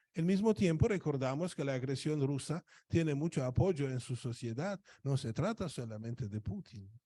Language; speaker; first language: Spanish; non-native, fluent; Polish